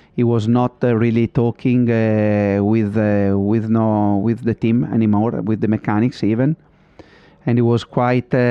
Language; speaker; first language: English; non-native, fluent; Italian